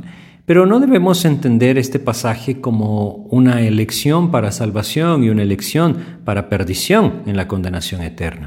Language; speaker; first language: Spanish; native; Spanish